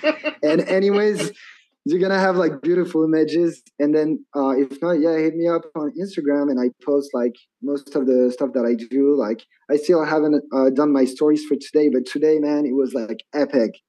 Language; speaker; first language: English; non-native, fluent; French